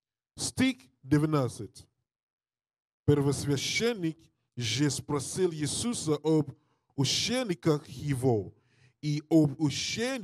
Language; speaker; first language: Russian; non-native, learner; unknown